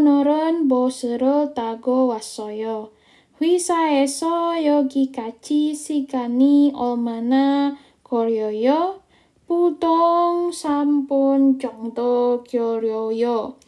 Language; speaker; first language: Korean; non-native, fluent; Indonesian